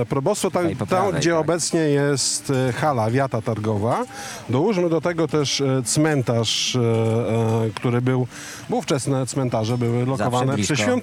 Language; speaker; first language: Polish; native; Polish